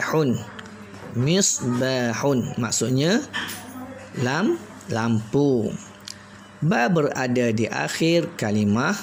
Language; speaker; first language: Malay; native; Malay